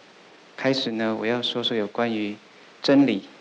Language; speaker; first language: Chinese; native; Chinese